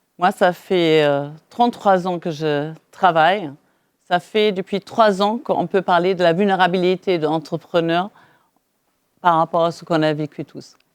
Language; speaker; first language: French; non-native, fluent; German